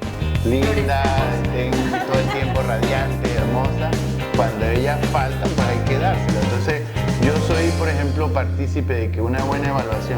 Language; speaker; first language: Spanish; native; Spanish